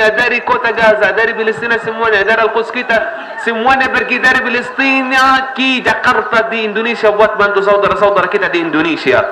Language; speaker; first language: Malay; non-native, learner; Arabic